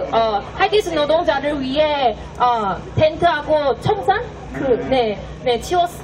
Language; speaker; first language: Korean; non-native, fluent; Chinese